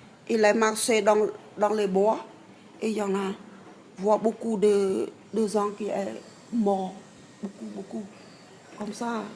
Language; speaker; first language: French; non-native, learner; Khmer